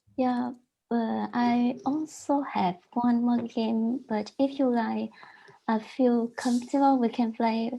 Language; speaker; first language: English; non-native, learner; Vietnamese